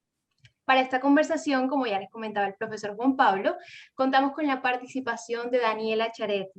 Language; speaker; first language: Spanish; native; Spanish